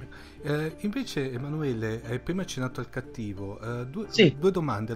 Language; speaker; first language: Italian; native; Italian